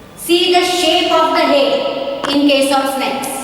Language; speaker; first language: English; non-native, local second language; Marathi